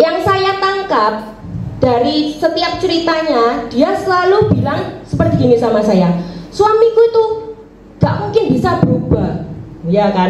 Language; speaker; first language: Indonesian; native; Indonesian